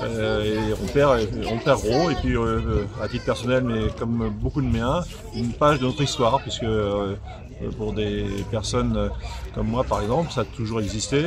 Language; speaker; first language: French; native; French